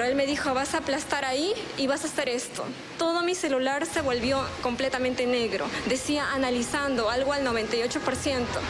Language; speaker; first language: Spanish; native; Spanish